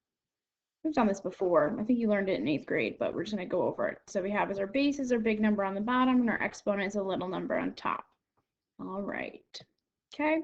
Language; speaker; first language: English; native; English